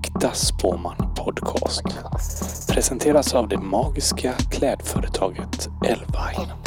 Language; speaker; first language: Swedish; native; Swedish